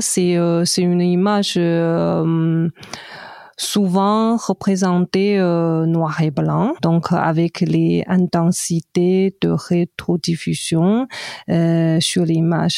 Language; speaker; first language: French; non-native, fluent; Chinese